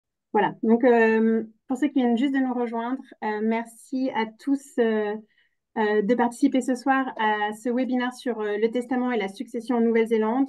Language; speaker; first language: French; native; French